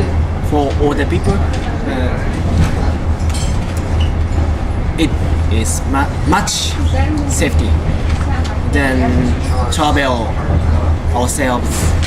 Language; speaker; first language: English; non-native, learner; Japanese